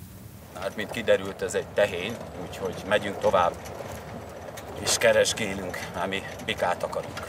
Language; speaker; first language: Hungarian; native; Hungarian